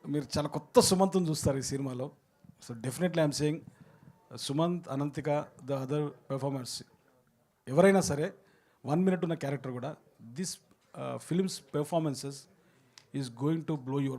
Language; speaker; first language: Telugu; native; Telugu